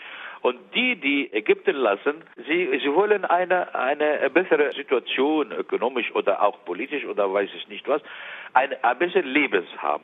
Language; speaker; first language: German; non-native, learner; Arabic